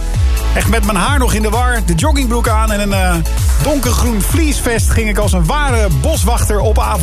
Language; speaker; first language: Dutch; native; Dutch